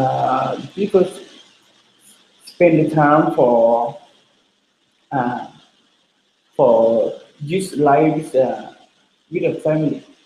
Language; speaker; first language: English; non-native, learner; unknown